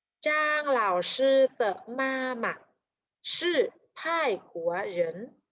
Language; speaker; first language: Chinese; non-native, fluent; Thai